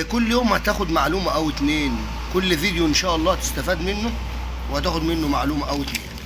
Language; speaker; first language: Arabic; native; Arabic